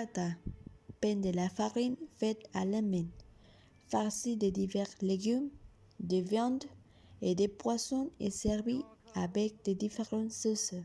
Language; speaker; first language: French; non-native, learner; Spanish